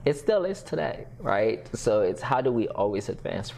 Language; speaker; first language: English; non-native, fluent; Haitian Creole